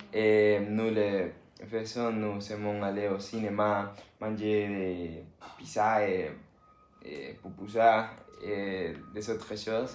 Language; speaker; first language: French; non-native, learner; Spanish